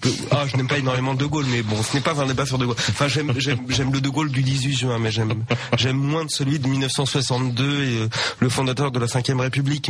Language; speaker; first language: French; native; French